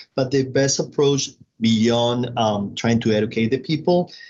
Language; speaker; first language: English; non-native, fluent; Spanish